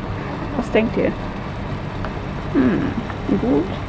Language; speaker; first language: German; non-native, fluent; Cantonese